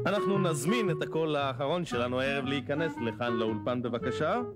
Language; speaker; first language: Hebrew; native; Hebrew